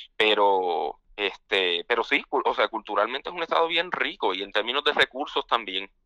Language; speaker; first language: Spanish; native; Spanish